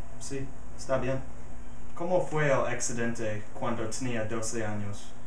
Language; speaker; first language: Spanish; non-native, learner; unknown